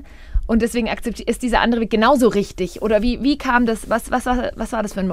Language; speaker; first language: German; native; German